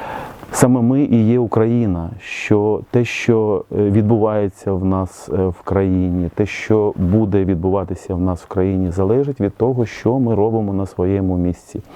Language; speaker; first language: Ukrainian; native; Ukrainian